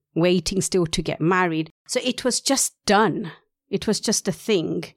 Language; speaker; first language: English; non-native, local second language; Urdu